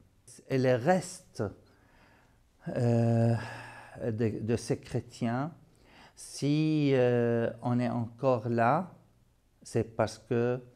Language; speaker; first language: French; non-native, local second language; Arabic